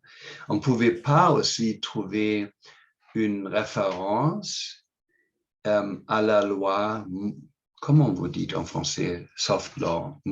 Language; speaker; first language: French; non-native, fluent; English